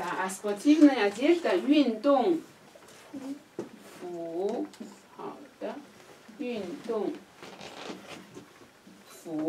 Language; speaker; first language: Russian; non-native, learner; Chinese